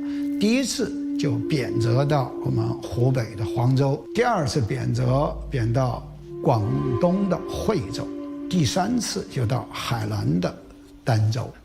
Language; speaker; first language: Chinese; native; Chinese